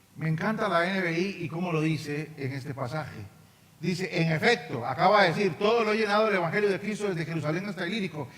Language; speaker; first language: Spanish; native; Spanish